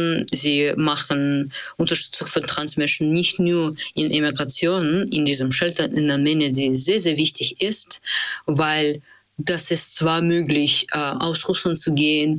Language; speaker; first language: German; non-native, learner; Russian